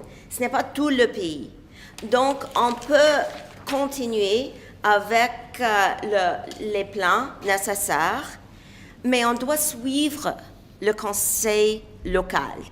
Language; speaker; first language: French; non-native, local second language; English